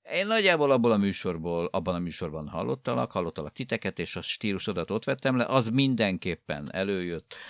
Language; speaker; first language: Hungarian; native; Hungarian